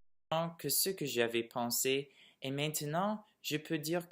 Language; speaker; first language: French; non-native, local second language; English